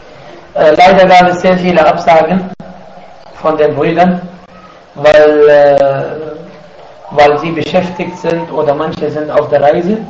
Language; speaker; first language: German; non-native, fluent; Arabic